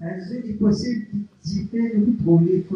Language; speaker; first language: French; non-native, local second language; Morisyen